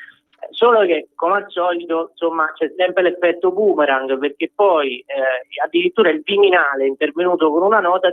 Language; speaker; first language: Italian; native; Italian